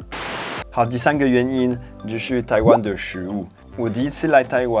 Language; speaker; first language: Chinese; non-native, fluent; French